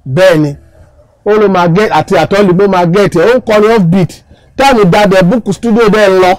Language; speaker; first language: Yoruba; native; Yoruba